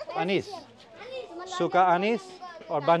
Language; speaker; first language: Indonesian; non-native, learner; English